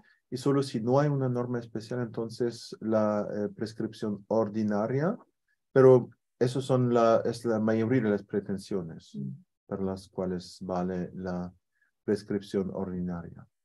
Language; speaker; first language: Spanish; non-native, fluent; German